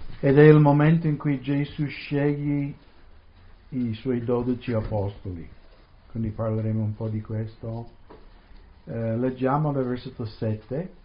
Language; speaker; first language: Italian; non-native, fluent; English